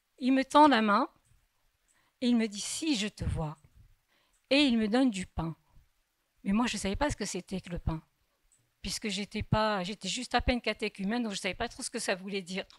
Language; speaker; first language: French; early bilingual, other home language; Kabyle